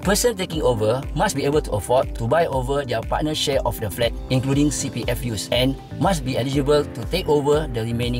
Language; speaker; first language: English; non-native, local second language; Malay